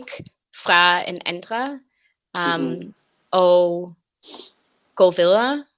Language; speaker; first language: Danish; non-native, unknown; English